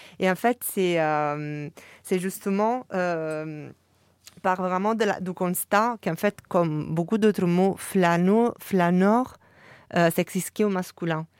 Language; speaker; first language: French; non-native, fluent; Italian